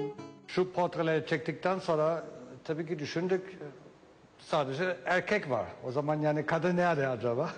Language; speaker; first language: Turkish; non-native, fluent; German